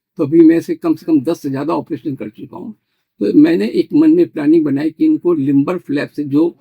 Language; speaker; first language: Hindi; native; Hindi